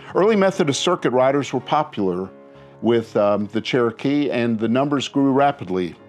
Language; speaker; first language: English; native; English